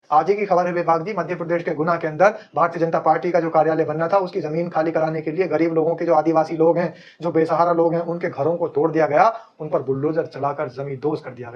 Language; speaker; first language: Hindi; native; Hindi